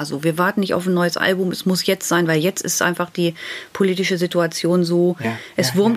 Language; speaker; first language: German; native; German